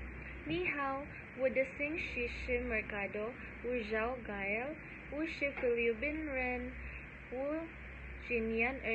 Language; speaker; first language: Chinese; non-native, learner; Filipino